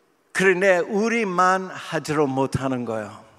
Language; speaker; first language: Korean; non-native, fluent; English